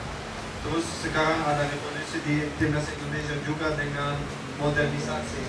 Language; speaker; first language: Indonesian; non-native, fluent; Dutch